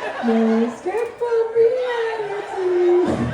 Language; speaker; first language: English; non-native, learner; Thai